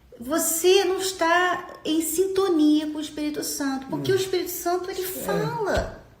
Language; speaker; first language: Portuguese; early bilingual, heritage; Portuguese